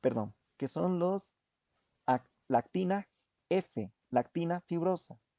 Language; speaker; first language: Spanish; native; Spanish